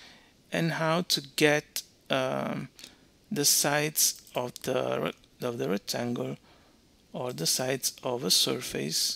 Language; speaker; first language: English; non-native, fluent; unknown